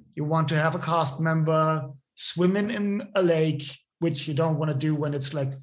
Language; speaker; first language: English; non-native, fluent; German